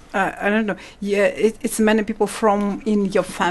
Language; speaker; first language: English; non-native, learner; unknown